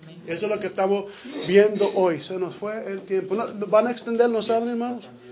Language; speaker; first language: Spanish; native; Spanish